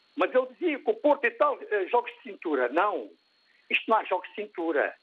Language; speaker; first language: Portuguese; native; Portuguese